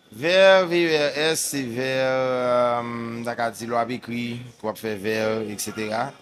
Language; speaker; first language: Haitian Creole; native; Haitian Creole